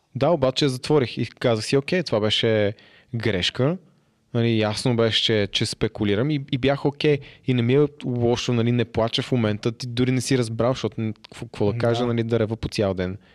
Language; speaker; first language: Bulgarian; native; Bulgarian